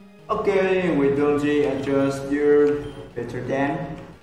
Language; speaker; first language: English; non-native, learner; Vietnamese